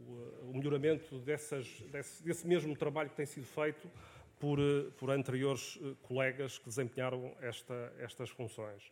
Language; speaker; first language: Portuguese; native; Portuguese